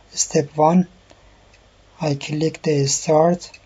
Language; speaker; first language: English; non-native, learner; Persian